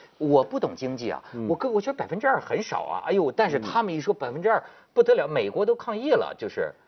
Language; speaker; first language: Chinese; native; Chinese